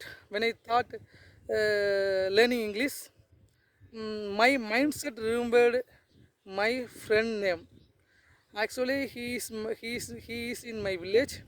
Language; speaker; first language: English; non-native, learner; Tamil